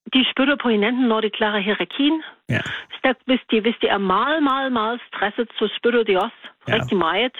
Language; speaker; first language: Danish; non-native, learner; German